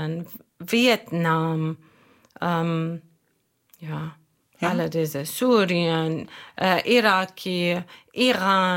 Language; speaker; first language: German; non-native, learner; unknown